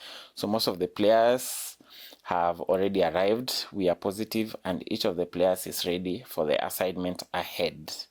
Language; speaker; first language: English; non-native, local second language; Swahili